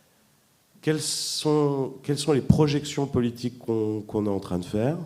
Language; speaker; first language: French; native; French